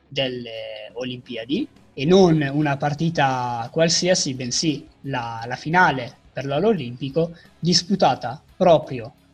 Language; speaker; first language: Italian; native; Italian